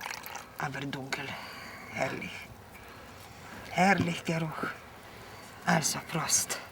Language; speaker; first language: German; non-native, learner; Polish